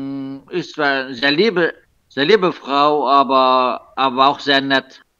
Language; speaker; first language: German; non-native, local second language; Luxembourgish